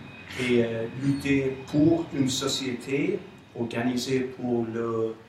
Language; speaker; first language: French; non-native, fluent; English